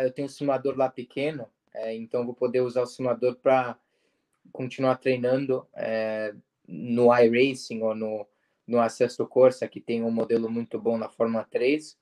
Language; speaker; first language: Portuguese; early bilingual, heritage; Portuguese